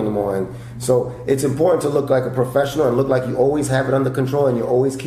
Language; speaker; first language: English; native; English